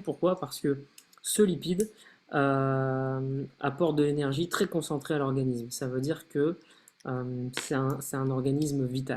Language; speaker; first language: French; native; French